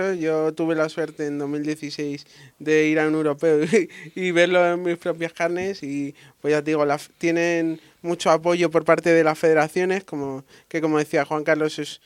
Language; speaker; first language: Spanish; native; Spanish